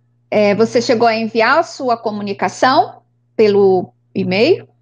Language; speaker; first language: Portuguese; non-native, learner; Spanish